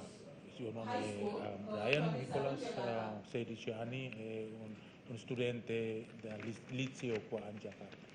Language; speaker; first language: Italian; non-native, fluent; Indonesian